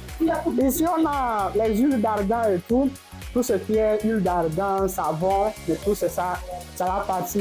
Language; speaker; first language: French; non-native, fluent; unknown